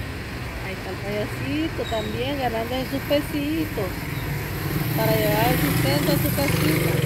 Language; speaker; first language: Spanish; native; Spanish